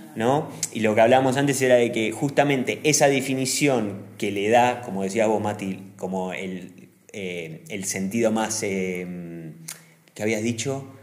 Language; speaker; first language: Spanish; native; Spanish